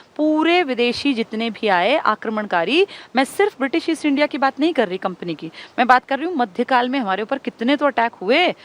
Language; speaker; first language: Hindi; native; Hindi